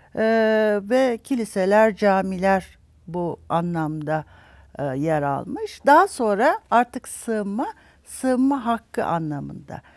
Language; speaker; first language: Turkish; native; Turkish